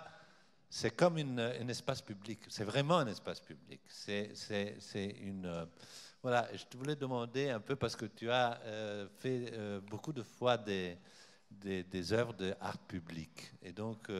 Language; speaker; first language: French; non-native, fluent; Italian